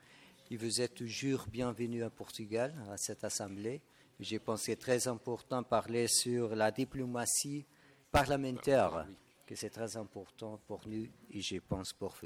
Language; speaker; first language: French; non-native, fluent; Portuguese